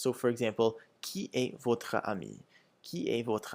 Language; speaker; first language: French; non-native, fluent; English